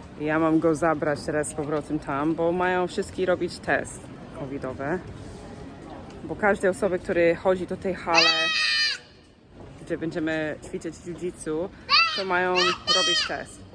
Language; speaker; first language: Polish; non-native, fluent; English